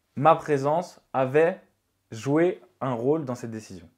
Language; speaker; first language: French; native; French